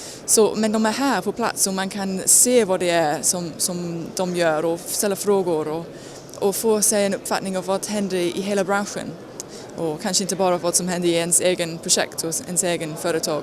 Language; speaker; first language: Swedish; non-native, fluent; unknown